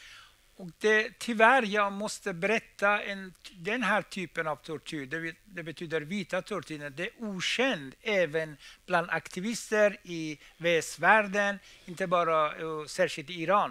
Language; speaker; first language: Swedish; non-native, fluent; Persian